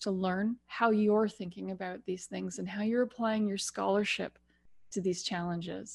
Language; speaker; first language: English; native; English